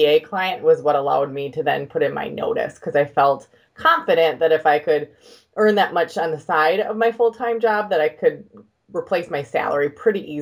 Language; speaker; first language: English; native; English